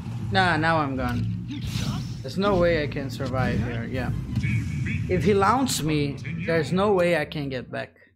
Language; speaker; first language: English; non-native, fluent; Portuguese